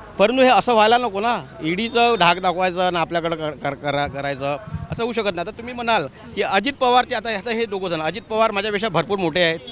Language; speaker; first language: Marathi; native; Marathi